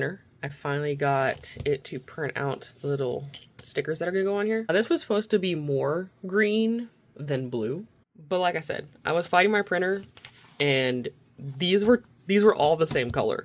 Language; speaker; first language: English; native; English